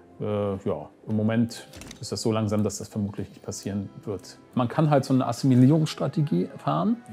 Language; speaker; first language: German; native; German